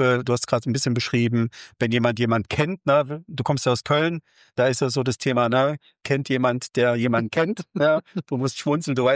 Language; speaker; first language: German; native; German